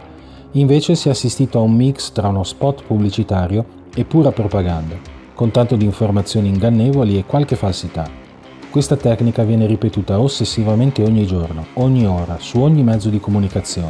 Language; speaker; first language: Italian; native; Italian